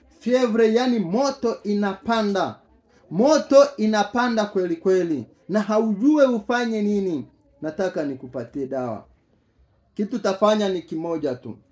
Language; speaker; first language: Swahili; native; Swahili